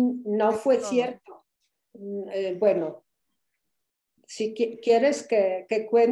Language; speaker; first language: Spanish; non-native, fluent; Polish